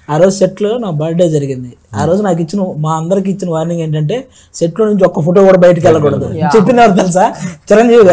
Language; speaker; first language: Telugu; native; Telugu